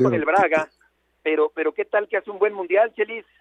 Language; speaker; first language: Spanish; native; Spanish